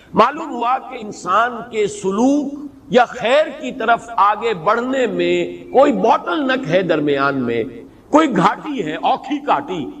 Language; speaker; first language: Urdu; native; Urdu